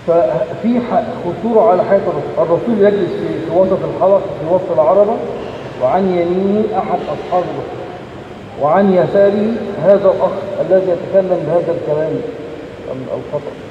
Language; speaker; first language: Arabic; native; Arabic